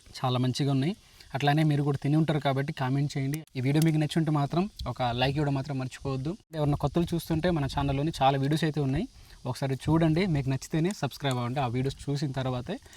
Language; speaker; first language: Telugu; native; Telugu